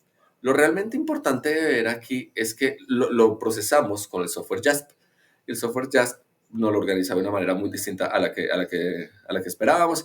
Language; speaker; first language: Spanish; native; Spanish